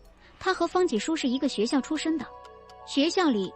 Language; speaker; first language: Chinese; native; Chinese